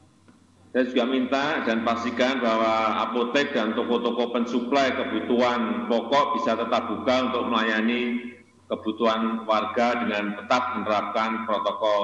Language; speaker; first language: Indonesian; non-native, local second language; Javanese